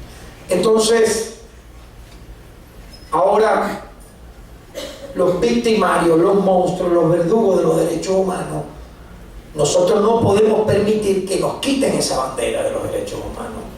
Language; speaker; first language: Spanish; native; Spanish